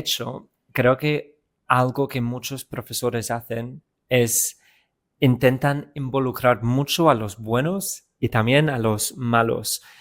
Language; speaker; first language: Spanish; non-native, fluent; English